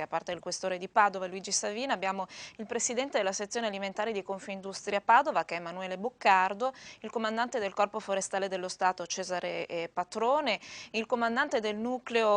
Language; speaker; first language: Italian; native; Italian